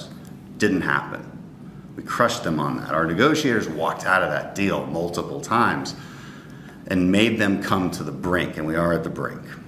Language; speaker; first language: English; native; English